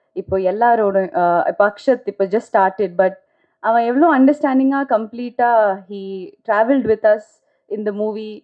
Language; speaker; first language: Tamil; non-native, local second language; Malayalam